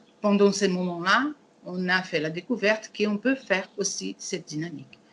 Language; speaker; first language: French; non-native, learner; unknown